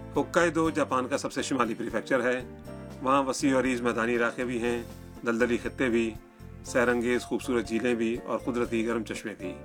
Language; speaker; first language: Urdu; native; Urdu